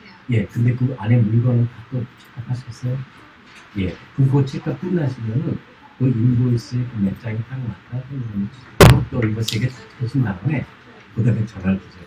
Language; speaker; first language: Korean; native; Korean